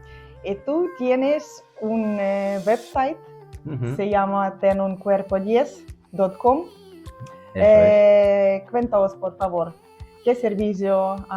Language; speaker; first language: Spanish; non-native, learner; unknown